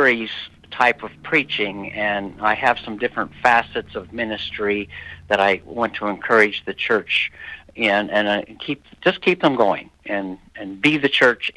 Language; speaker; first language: English; native; English